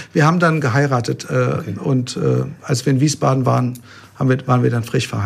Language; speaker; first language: German; native; German